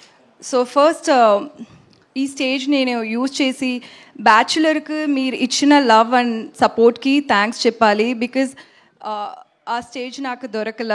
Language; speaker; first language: Telugu; non-native, learner; Tamil